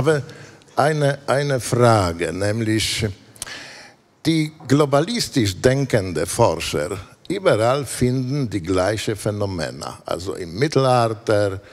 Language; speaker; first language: German; non-native, fluent; Polish